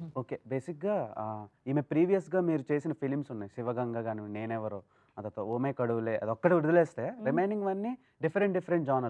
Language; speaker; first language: Telugu; native; Telugu